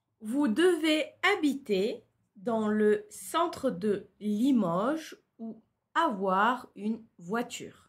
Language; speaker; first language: French; non-native, fluent; Turkish